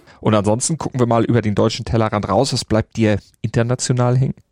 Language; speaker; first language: German; native; German